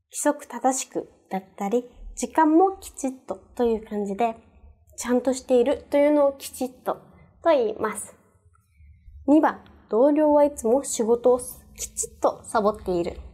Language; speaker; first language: Japanese; native; Japanese